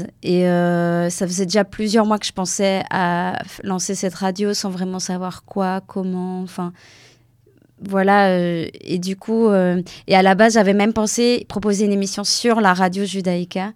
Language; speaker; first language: French; native; French